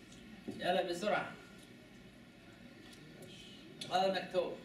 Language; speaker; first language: Arabic; non-native, learner; Chinese